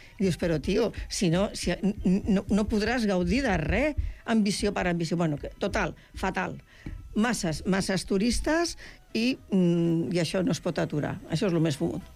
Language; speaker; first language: Catalan; native; Catalan